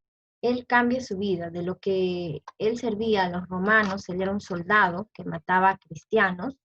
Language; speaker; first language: Spanish; native; Spanish